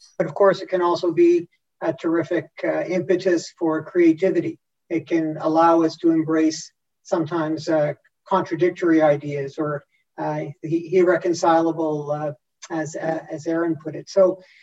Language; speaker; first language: English; native; English